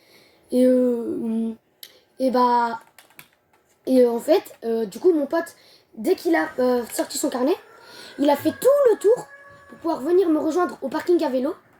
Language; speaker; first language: French; native; French